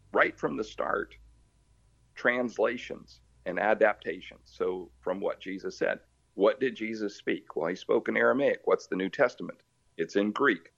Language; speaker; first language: English; early bilingual, other home language; Portuguese